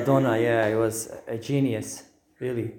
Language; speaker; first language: English; non-native, fluent; Turkish